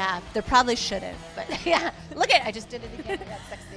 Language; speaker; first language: English; native; English